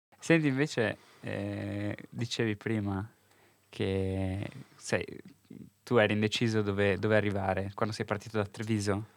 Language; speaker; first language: Italian; native; Italian